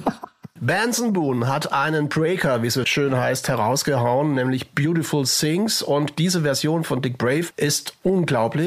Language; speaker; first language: German; native; German